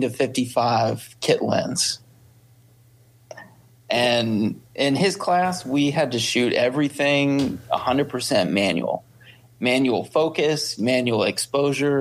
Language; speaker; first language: English; native; English